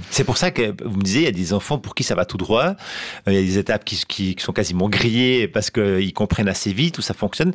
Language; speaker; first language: French; native; French